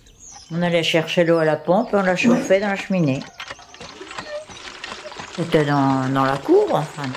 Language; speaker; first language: French; native; French